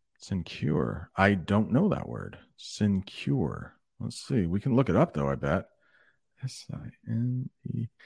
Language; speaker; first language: English; native; English